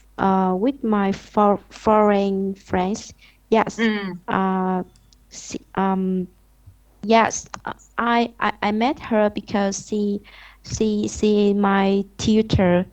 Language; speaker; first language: English; non-native, learner; Vietnamese